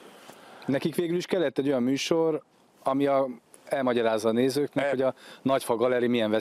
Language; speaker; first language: Hungarian; native; Hungarian